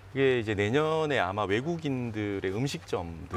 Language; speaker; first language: Korean; native; Korean